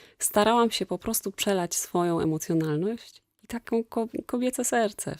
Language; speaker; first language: Polish; native; Polish